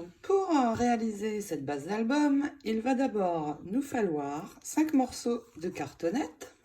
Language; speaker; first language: French; native; French